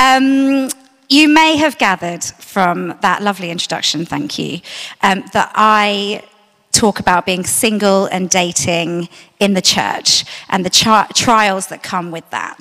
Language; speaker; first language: English; native; English